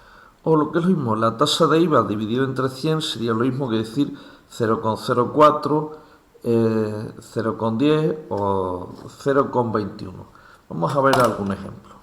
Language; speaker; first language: Spanish; native; Spanish